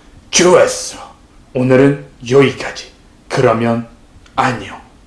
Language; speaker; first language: Korean; non-native, fluent; Uzbek